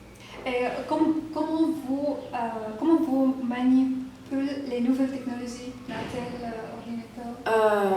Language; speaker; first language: French; non-native, learner; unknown